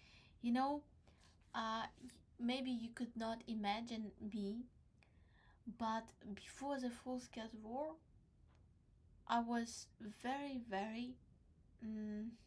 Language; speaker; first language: English; non-native, learner; Crimean Tatar